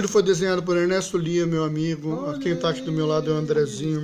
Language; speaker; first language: Portuguese; native; Portuguese